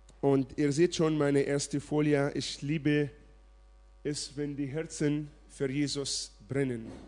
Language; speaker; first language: German; non-native, fluent; Arabic